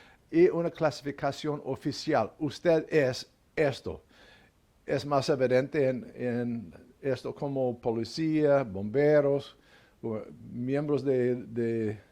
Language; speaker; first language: Spanish; non-native, fluent; English